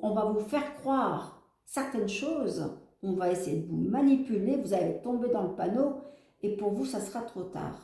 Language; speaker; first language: French; native; French